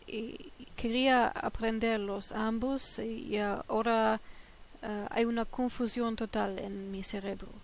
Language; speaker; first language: Spanish; non-native, learner; German